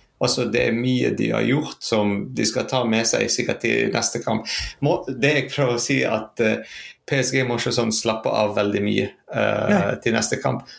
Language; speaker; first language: Norwegian; non-native, fluent; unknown